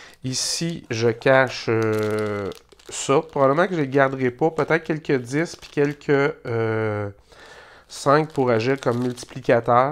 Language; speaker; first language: French; native; French